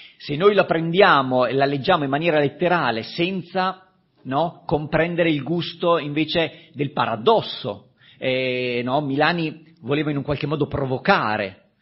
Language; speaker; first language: Italian; native; Italian